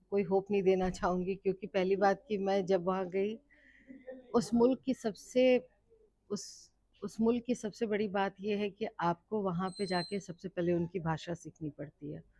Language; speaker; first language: Hindi; native; Hindi